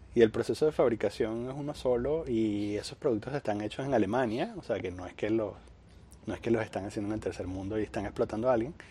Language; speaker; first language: Spanish; native; Spanish